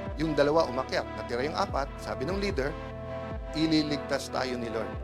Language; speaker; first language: Filipino; native; Filipino